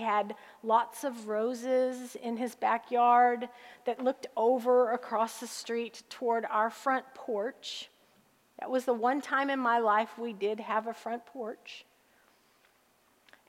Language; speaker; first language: English; native; English